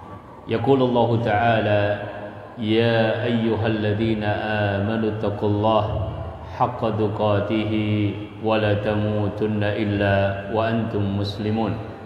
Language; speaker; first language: Arabic; non-native, fluent; Indonesian